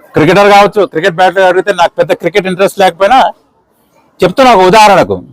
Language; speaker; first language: Telugu; non-native, local second language; Urdu